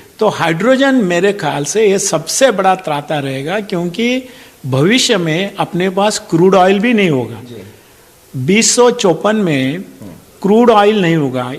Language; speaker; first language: Hindi; non-native, local second language; Marathi